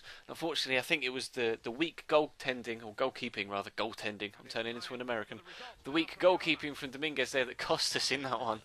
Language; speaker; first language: English; native; English